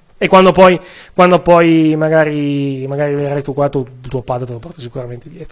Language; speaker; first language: Italian; native; Italian